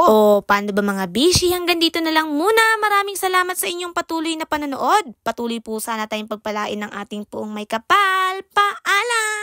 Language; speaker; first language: Filipino; native; Filipino